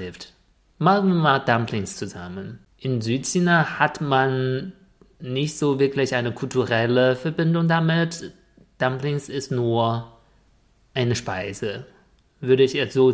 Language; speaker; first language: German; non-native, fluent; Chinese